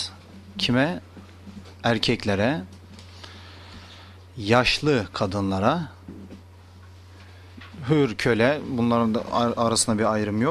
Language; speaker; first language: Turkish; native; Turkish